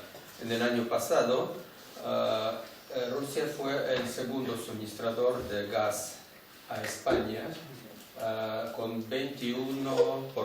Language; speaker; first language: Spanish; non-native, fluent; Russian